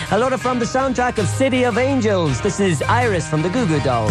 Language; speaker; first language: English; native; English